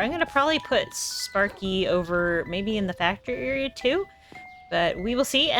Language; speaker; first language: English; native; English